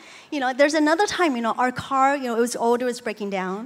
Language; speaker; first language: English; early bilingual, other home language; Chinese